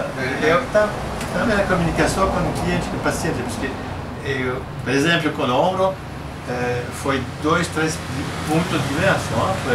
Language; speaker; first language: Spanish; non-native, learner; Portuguese